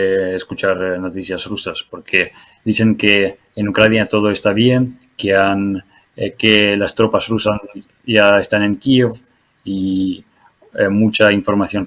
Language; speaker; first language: Spanish; non-native, fluent; Ukrainian